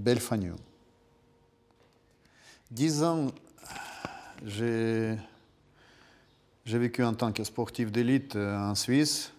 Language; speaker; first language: French; non-native, fluent; Russian